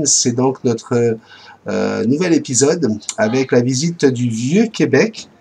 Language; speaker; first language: French; native; French